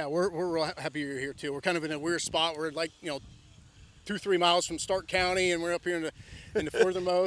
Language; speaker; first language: English; native; English